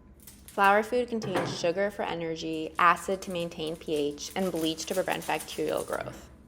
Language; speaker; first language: English; native; English